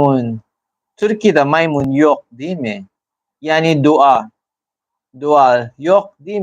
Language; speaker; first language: Turkish; non-native, learner; Filipino